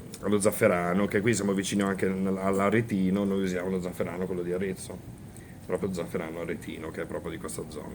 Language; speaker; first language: Italian; native; Italian